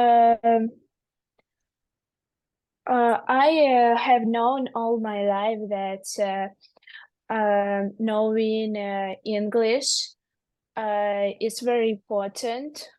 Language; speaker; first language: English; non-native, learner; Russian